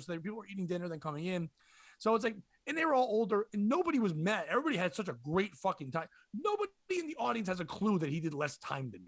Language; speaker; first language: English; native; English